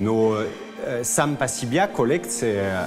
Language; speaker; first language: Russian; non-native, fluent; French